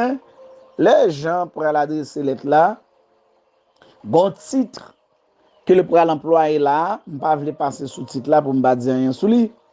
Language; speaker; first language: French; non-native, learner; Haitian Creole